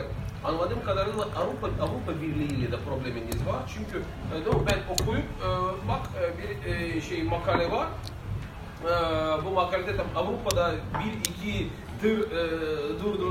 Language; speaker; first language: Turkish; non-native, fluent; Russian